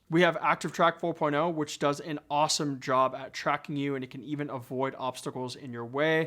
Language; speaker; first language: English; native; English